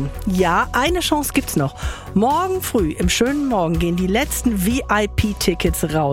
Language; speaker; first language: German; native; German